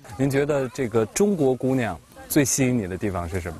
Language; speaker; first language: Chinese; native; Chinese